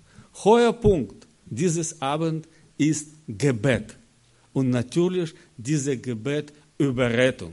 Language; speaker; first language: German; non-native, learner; Russian